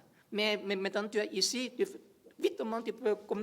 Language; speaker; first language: French; non-native, learner; English